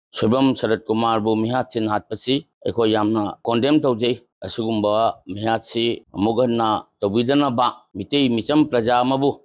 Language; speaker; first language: Manipuri; native; Manipuri